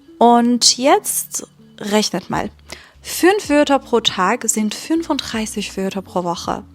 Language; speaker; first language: German; non-native, fluent; Persian